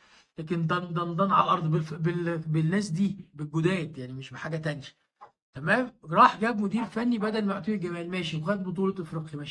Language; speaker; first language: Arabic; native; Arabic